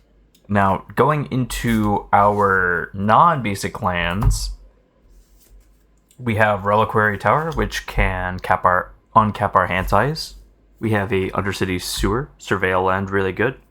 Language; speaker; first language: English; native; English